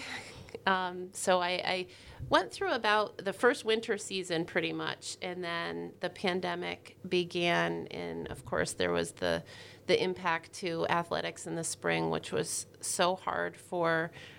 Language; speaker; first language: English; native; English